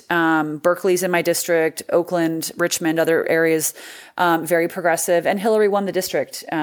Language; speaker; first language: English; native; English